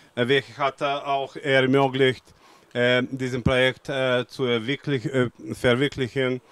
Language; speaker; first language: German; non-native, learner; Russian